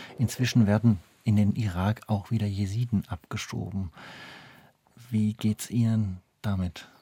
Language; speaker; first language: German; native; German